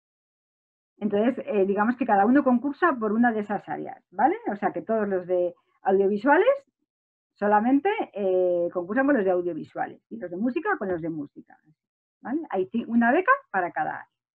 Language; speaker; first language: Spanish; native; Spanish